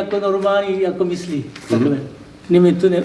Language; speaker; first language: Czech; non-native, learner; Korean